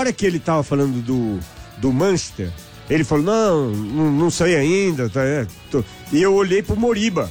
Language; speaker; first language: Portuguese; native; Portuguese